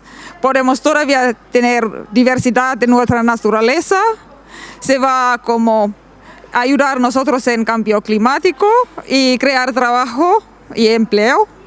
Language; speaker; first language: Spanish; non-native, learner; Finnish